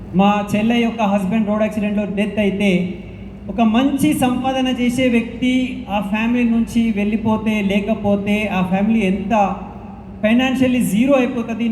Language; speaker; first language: Telugu; non-native, local second language; Hindi